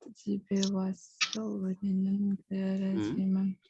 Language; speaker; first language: Korean; non-native, learner; Spanish